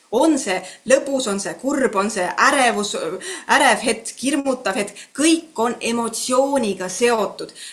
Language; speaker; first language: Estonian; native; Estonian